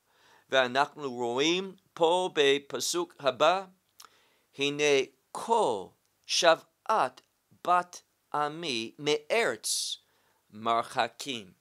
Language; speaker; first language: Hebrew; non-native, fluent; English